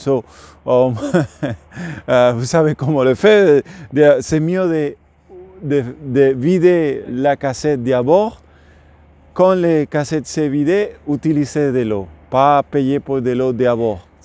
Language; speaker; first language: French; non-native, learner; English